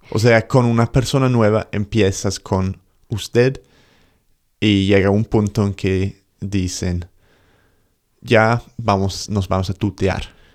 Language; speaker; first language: Spanish; non-native, fluent; English